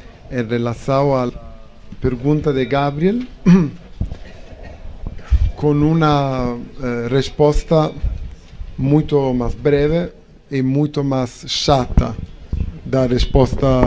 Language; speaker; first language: Portuguese; non-native, learner; Italian